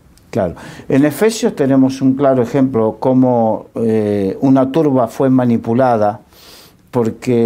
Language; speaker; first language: Spanish; native; Spanish